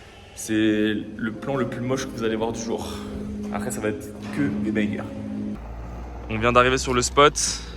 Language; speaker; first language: French; native; French